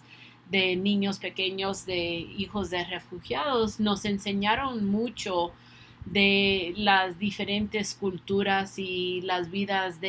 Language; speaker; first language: Spanish; early bilingual, other home language; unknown